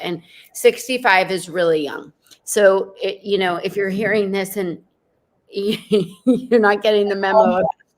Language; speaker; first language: English; native; English